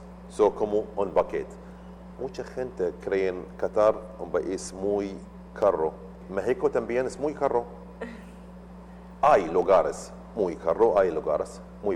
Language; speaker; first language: Spanish; non-native, learner; Arabic